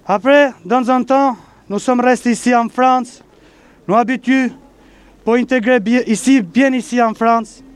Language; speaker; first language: French; non-native, learner; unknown